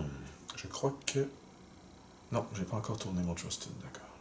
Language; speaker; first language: French; native; French